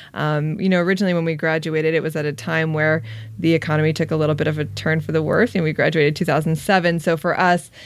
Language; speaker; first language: English; native; English